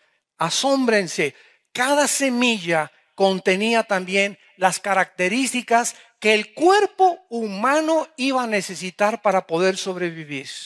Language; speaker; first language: Spanish; native; Spanish